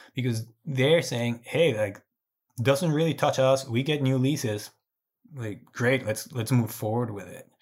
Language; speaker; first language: English; non-native, fluent; Spanish